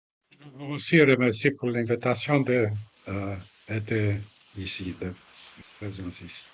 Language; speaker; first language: French; non-native, fluent; Romanian